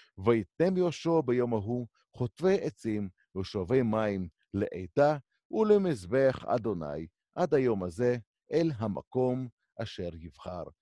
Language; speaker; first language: Hebrew; native; Hebrew